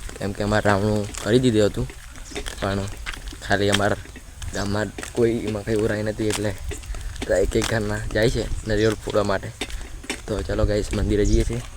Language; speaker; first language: Gujarati; non-native, local second language; Rathawi